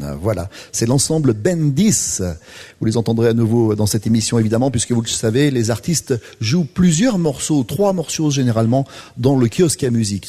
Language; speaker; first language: French; native; French